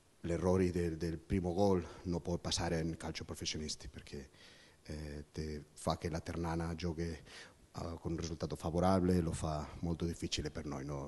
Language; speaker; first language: Italian; non-native, fluent; Spanish